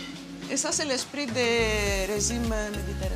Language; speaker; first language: French; non-native, learner; Greek